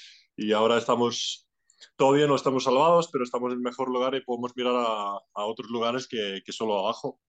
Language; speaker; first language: Spanish; non-native, fluent; Icelandic